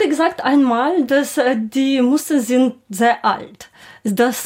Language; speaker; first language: German; non-native, learner; Ukrainian